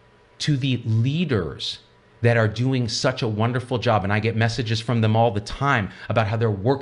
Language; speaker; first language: English; native; English